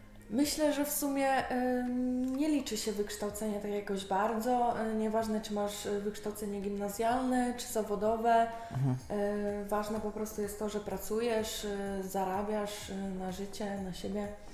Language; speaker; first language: Polish; native; Polish